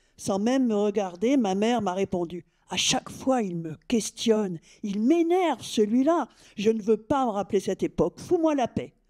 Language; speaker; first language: French; native; French